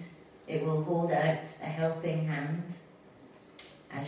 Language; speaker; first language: English; native; English